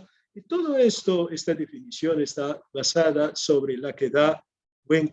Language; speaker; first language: Spanish; non-native, fluent; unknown